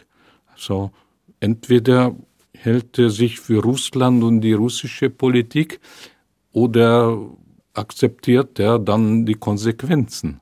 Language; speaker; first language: German; non-native, fluent; Hungarian